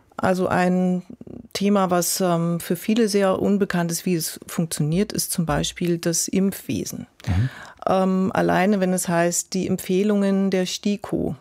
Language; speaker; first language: German; native; German